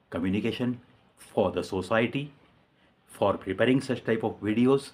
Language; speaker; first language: English; non-native, local second language; Marathi